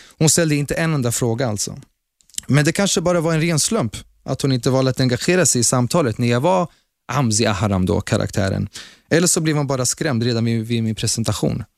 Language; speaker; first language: Swedish; early bilingual, other home language; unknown